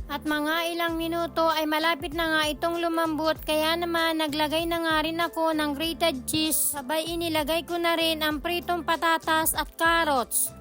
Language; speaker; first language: Filipino; native; Filipino